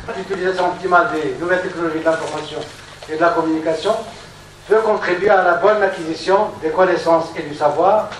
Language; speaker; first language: French; non-native, local second language; Arabic